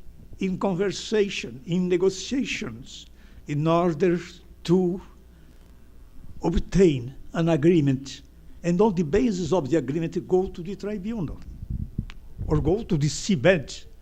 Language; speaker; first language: English; non-native, fluent; Portuguese